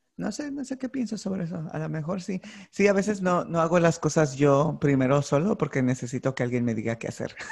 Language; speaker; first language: Spanish; early bilingual, heritage; Spanish